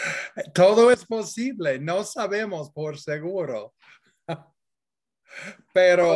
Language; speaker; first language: Spanish; non-native, fluent; English